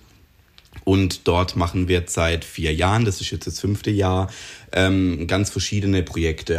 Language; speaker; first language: German; native; German